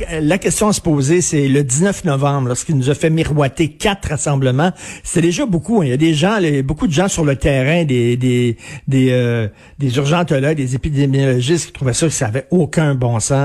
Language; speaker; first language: French; native; French